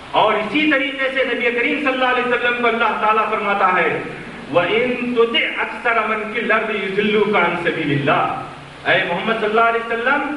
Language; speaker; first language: Urdu; native; Urdu